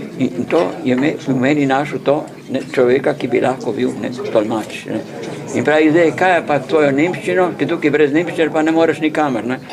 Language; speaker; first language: Slovenian; native; Slovenian